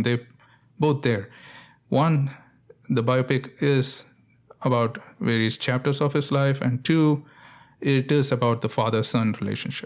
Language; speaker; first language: English; non-native, local second language; Tamil